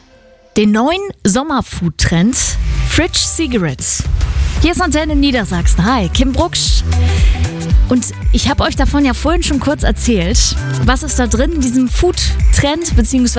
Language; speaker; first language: German; native; German